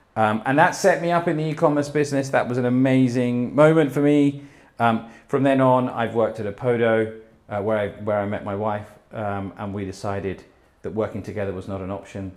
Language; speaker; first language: English; early bilingual, heritage; English